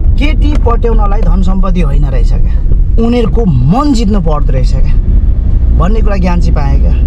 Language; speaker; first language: Nepali; native; Nepali